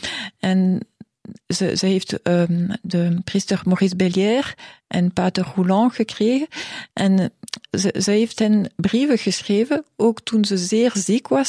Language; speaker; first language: Dutch; non-native, local second language; French